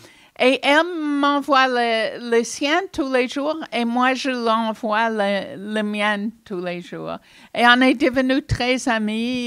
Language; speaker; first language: French; non-native, fluent; English